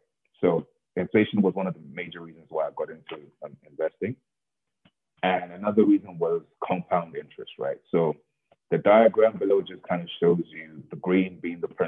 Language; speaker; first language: English; non-native, local second language; Yoruba